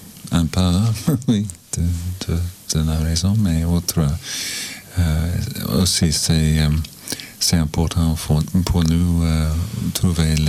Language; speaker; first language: French; non-native, learner; English